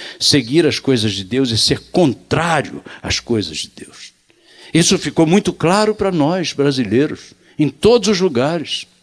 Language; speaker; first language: Portuguese; native; Portuguese